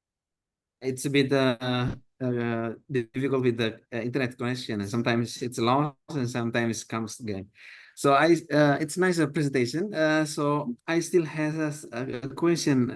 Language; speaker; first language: English; non-native, fluent; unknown